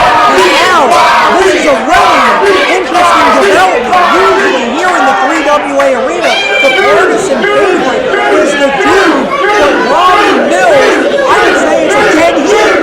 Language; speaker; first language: English; native; English